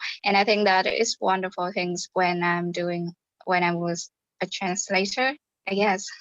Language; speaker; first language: English; non-native, fluent; Vietnamese